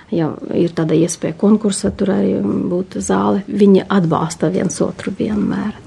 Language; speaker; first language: Latvian; non-native, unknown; Russian